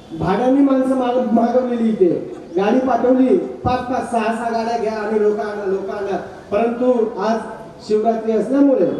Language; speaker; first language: Marathi; non-native, local second language; Lambadi